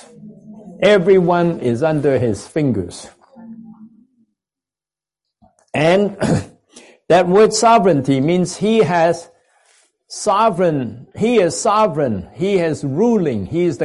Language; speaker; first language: English; non-native, local second language; Cantonese